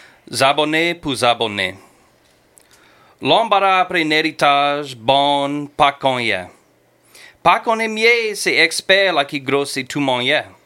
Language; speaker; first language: French; non-native, fluent; English